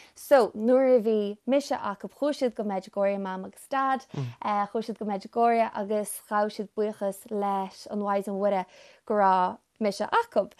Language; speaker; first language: Irish; native; Irish